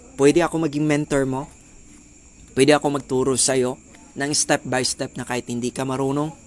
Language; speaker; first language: Filipino; non-native, local second language; Cebuano